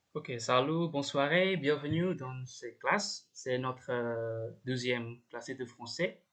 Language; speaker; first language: French; non-native, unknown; Indonesian